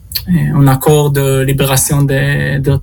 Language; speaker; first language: French; non-native, learner; Hebrew